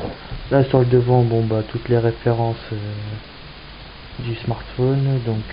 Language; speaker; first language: French; native; French